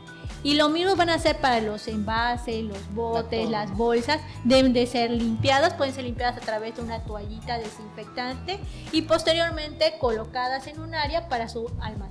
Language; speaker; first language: Spanish; native; Spanish